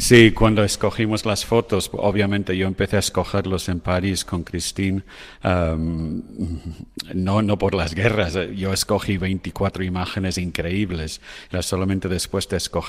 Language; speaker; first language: Spanish; non-native, fluent; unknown